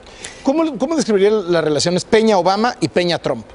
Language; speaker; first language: Spanish; native; Spanish